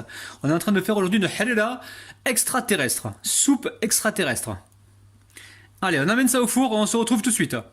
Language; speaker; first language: French; native; French